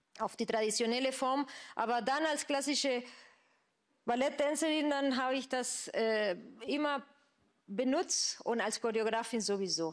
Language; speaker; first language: German; non-native, fluent; Spanish